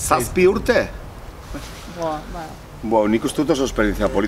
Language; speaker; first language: Basque; non-native, local second language; Spanish